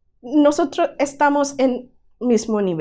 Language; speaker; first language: Spanish; non-native, learner; Bangla